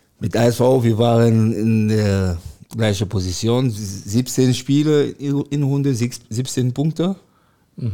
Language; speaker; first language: German; non-native, learner; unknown